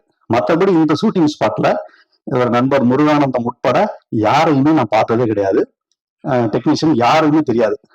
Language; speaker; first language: Tamil; native; Tamil